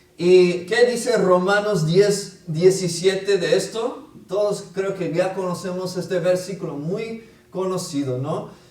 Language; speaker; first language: Spanish; non-native, fluent; English